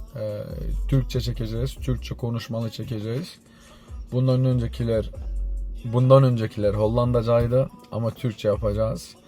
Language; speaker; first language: Turkish; early bilingual, heritage; Turkish